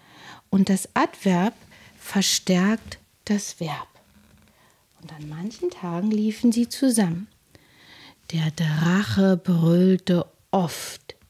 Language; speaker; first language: German; native; German